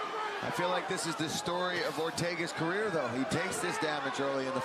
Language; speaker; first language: English; native; English